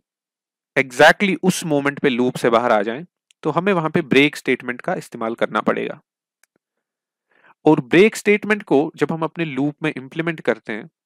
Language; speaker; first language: Hindi; non-native, local second language; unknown